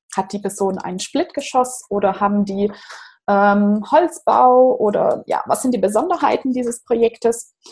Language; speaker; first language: German; non-native, fluent; Portuguese